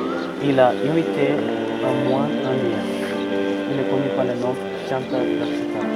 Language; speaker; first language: French; non-native, learner; Tibetan